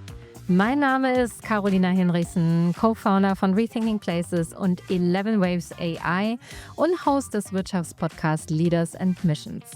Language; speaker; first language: German; native; German